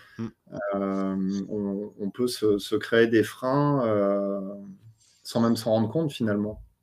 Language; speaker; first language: French; native; French